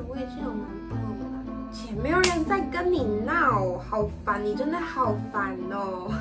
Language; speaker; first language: Chinese; native; Chinese